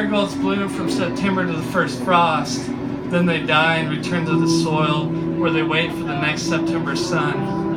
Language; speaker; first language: English; native; English